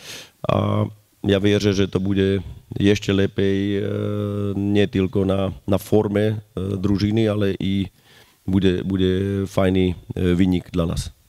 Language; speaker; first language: Polish; non-native, learner; Slovak